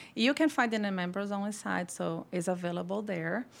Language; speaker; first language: English; non-native, fluent; Portuguese